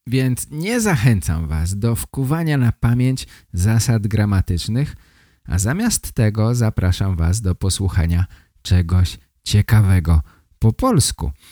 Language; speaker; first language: Polish; native; Polish